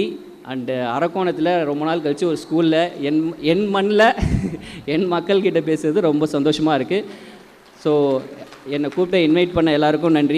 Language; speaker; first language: Tamil; native; Tamil